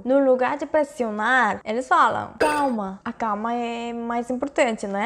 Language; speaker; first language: Portuguese; non-native, fluent; Korean